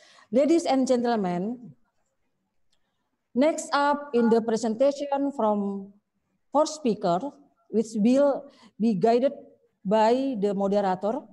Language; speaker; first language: English; non-native, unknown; Indonesian